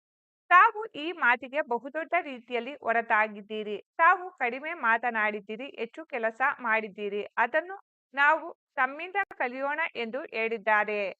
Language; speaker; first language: Kannada; native; Kannada